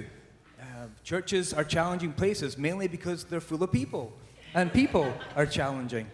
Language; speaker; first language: English; native; English